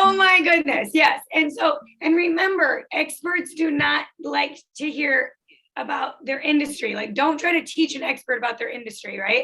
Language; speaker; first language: English; native; English